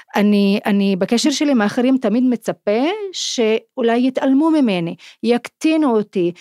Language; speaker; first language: Hebrew; non-native, local second language; Arabic